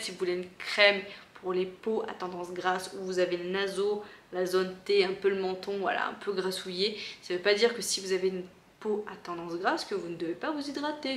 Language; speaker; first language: French; native; French